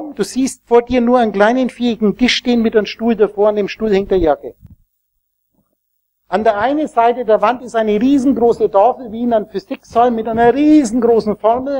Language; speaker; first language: German; native; German